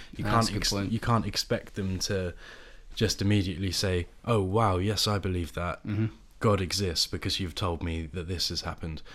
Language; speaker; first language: English; native; English